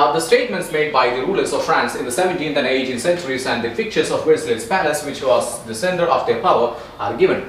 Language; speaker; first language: English; non-native, local second language; Malayalam